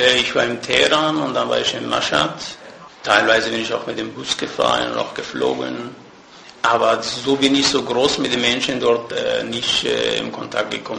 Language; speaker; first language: German; non-native, fluent; Persian